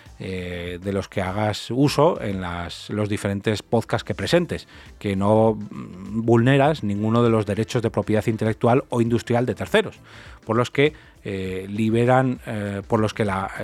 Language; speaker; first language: Spanish; native; Spanish